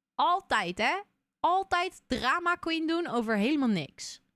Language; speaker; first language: Dutch; native; Dutch